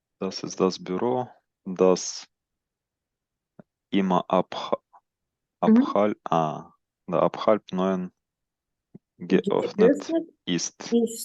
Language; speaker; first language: German; non-native, learner; Ukrainian